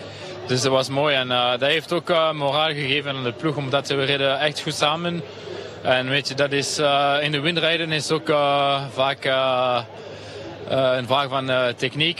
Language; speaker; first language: Dutch; non-native, local second language; French